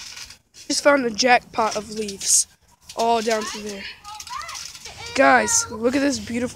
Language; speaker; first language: English; native; English